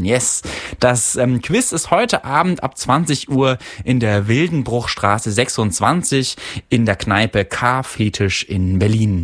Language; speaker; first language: German; native; German